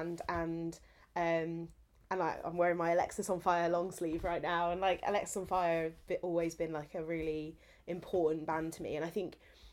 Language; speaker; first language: English; native; English